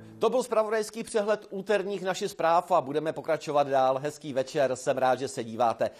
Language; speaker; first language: Czech; native; Czech